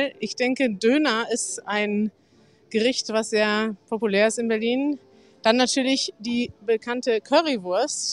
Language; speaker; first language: German; native; German